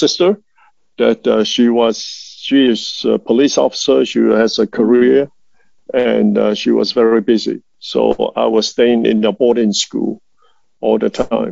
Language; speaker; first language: English; non-native, local second language; Cantonese